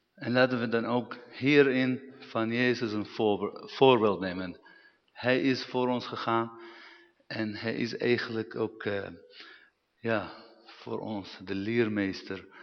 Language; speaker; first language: Dutch; non-native, fluent; Arabic